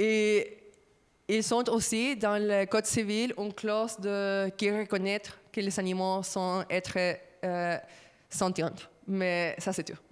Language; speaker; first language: French; non-native, fluent; Spanish